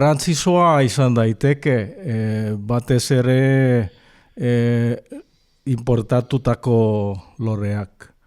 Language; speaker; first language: Basque; non-native, learner; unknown